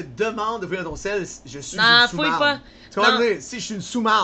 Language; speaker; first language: French; native; French